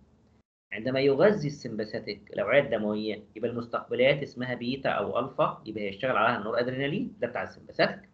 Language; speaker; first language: Arabic; native; Arabic